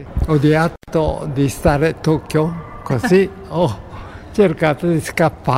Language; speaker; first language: Italian; non-native, learner; Japanese